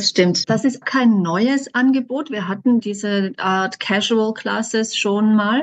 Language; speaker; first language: German; native; German